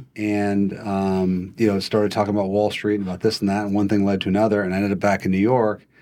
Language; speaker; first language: English; native; English